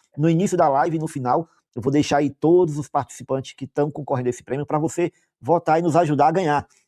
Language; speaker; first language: Portuguese; native; Portuguese